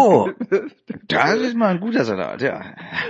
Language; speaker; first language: German; native; German